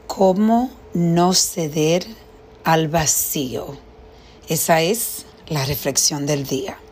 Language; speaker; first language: Spanish; early bilingual, heritage; Spanish